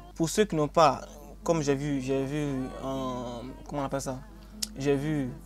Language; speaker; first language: French; non-native, local second language; Akan